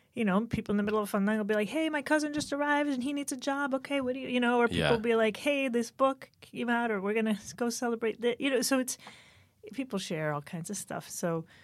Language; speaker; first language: English; native; English